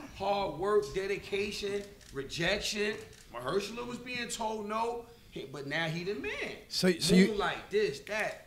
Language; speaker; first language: English; native; English